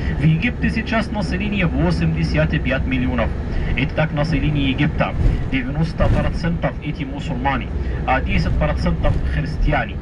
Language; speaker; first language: Russian; non-native, fluent; Arabic